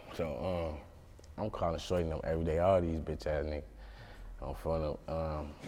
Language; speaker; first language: English; native; English